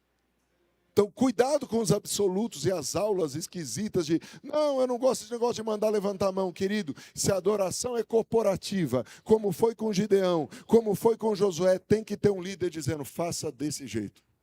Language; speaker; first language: Portuguese; native; Portuguese